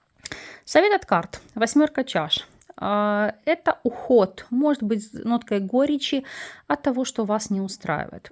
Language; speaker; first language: Russian; native; Russian